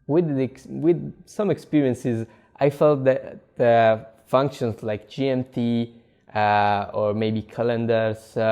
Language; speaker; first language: English; non-native, fluent; Italian